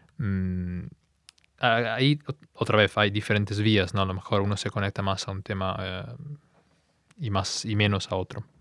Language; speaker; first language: Spanish; non-native, fluent; Italian